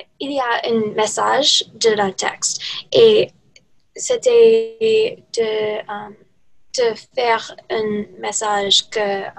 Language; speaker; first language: French; non-native, learner; English